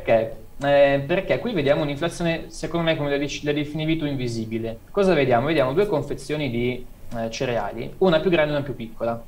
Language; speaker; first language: Italian; native; Italian